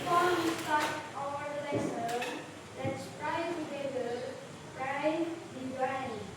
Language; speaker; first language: English; non-native, learner; Indonesian